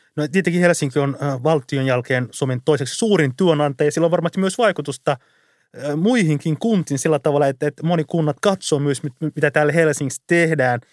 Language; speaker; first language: Finnish; early bilingual, other home language; Somali